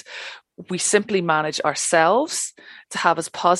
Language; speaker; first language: English; native; English